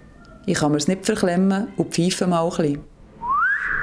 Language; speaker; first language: German; native; German